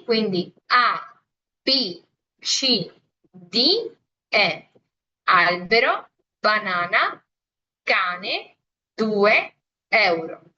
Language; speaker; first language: Italian; non-native, fluent; Spanish